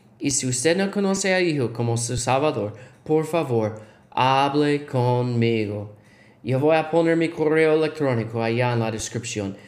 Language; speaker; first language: Spanish; non-native, learner; English